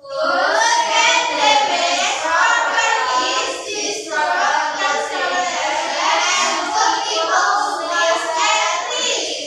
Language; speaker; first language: English; non-native, learner; Indonesian